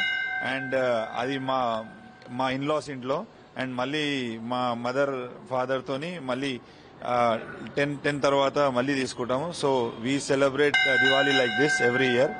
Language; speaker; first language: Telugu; native; Telugu